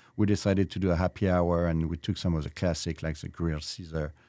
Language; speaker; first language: English; non-native, fluent; French